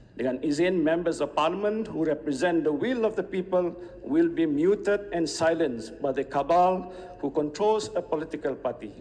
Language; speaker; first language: English; non-native, local second language; Malay